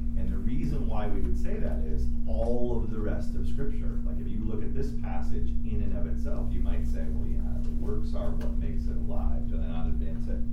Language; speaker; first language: English; native; English